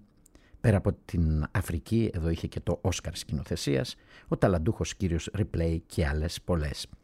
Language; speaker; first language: Greek; native; Greek